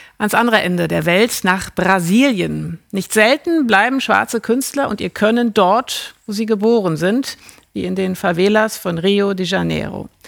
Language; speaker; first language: German; native; German